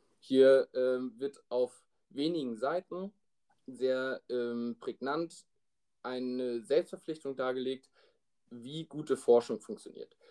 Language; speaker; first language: German; native; German